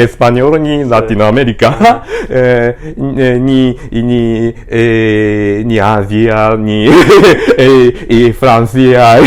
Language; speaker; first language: Spanish; non-native, learner; Japanese